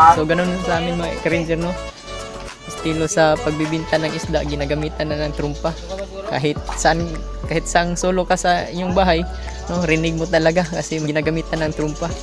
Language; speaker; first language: Filipino; non-native, local second language; Cebuano